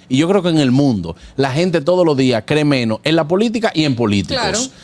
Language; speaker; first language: Spanish; native; Spanish